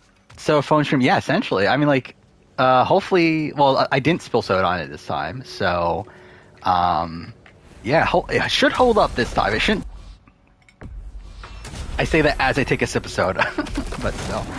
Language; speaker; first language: English; native; English